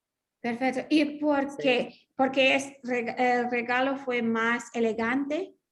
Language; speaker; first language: Spanish; non-native, fluent; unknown